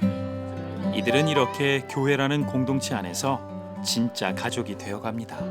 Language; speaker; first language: Korean; native; Korean